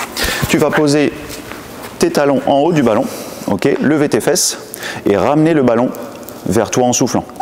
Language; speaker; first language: French; native; French